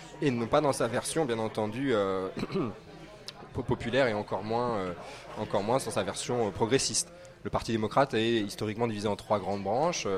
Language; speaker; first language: French; native; French